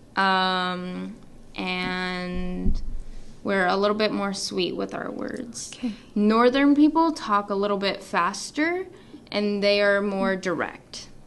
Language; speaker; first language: English; native; English